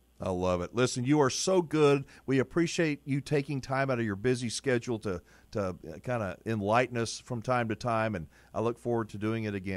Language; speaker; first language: English; native; English